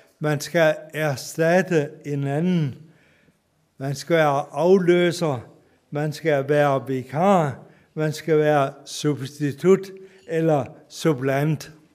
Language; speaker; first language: Danish; native; Danish